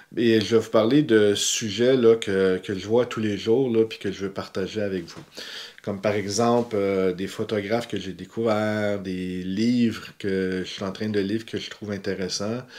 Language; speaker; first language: French; native; French